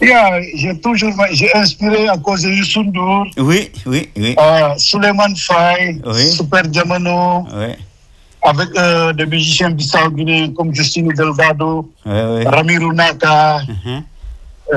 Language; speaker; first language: French; non-native, local second language; Wolof